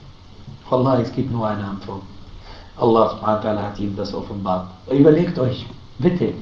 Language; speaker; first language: German; non-native, fluent; Arabic